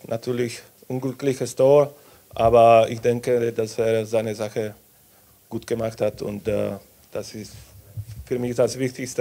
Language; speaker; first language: German; non-native, fluent; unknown